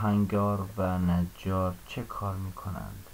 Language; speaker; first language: Persian; non-native, fluent; Azerbaijani